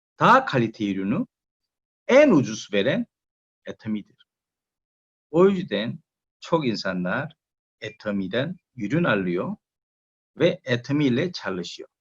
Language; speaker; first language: Turkish; non-native, learner; Korean